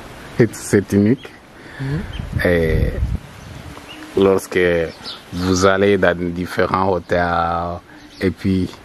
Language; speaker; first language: French; non-native, learner; English